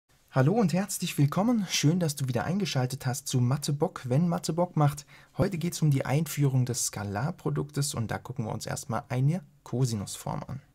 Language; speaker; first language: German; native; German